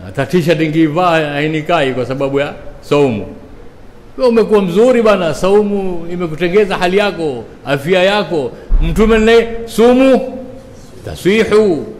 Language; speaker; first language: Swahili; native; Swahili